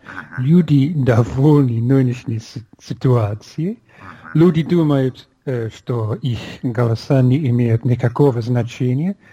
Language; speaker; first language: Russian; non-native, fluent; English